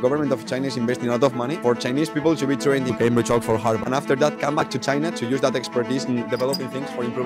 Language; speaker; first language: English; non-native, fluent; Spanish